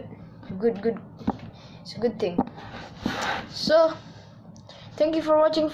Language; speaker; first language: English; non-native, learner; Indonesian